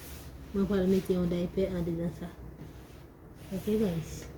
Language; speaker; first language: French; non-native, learner; Haitian Creole